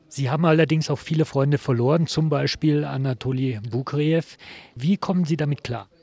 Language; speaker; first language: German; native; German